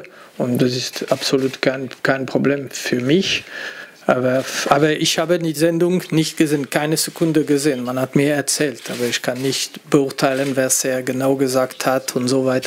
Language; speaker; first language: German; non-native, fluent; French